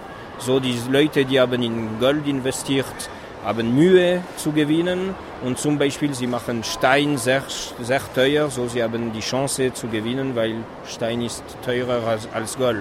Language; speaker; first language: German; non-native, fluent; French